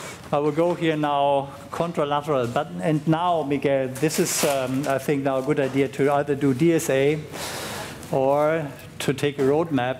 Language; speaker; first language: English; non-native, fluent; German